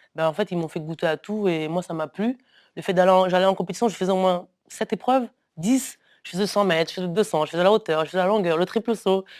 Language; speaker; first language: French; early bilingual, other home language; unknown